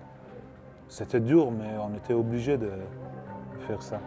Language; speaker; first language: French; non-native, learner; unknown